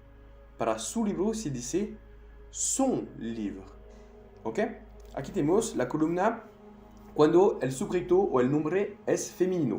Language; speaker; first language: Spanish; non-native, fluent; French